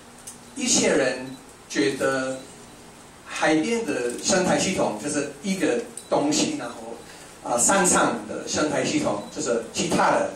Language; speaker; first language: Chinese; non-native, fluent; English